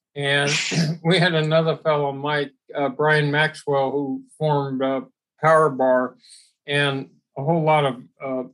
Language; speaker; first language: English; native; English